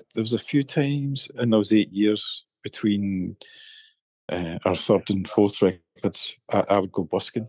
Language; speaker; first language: English; native; English